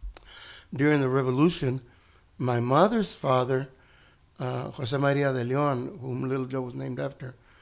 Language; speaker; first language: English; early bilingual, other home language; Spanish